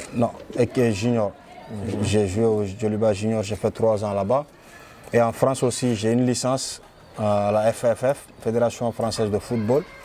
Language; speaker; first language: French; non-native, local second language; Fula